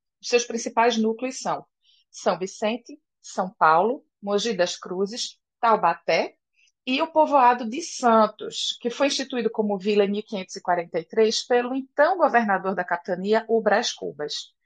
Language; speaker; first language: Portuguese; native; Portuguese